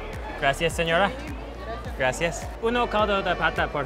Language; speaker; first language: Spanish; non-native, learner; English